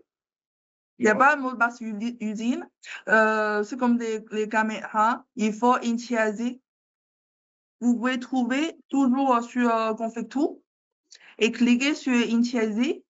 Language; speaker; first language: French; non-native, learner; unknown